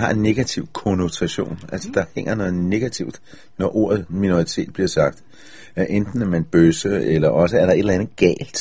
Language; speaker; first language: Danish; non-native, fluent; Hebrew